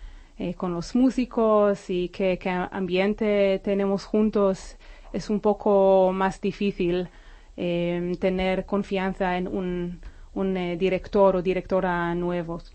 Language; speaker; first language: Spanish; non-native, fluent; Hebrew